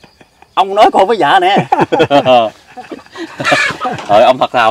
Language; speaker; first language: Vietnamese; native; Vietnamese